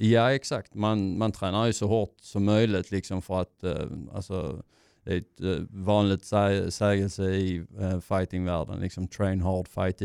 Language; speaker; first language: Swedish; native; Swedish